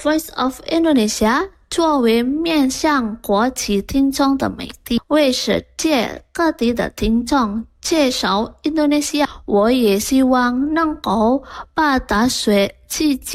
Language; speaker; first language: Chinese; non-native, fluent; Indonesian